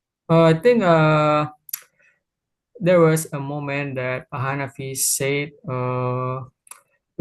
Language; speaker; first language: English; non-native, learner; Indonesian